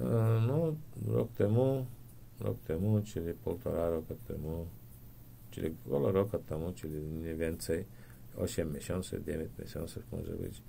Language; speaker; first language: Polish; non-native, learner; Turkmen